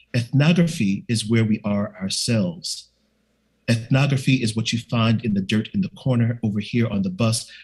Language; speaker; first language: English; native; English